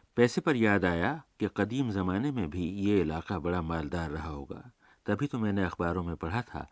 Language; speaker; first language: Urdu; native; Urdu